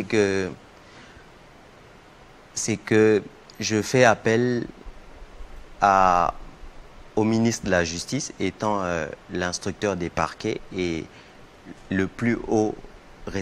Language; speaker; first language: French; non-native, local second language; Lingala